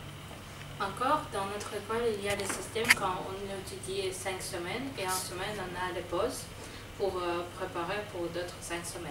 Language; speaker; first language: French; non-native, learner; Russian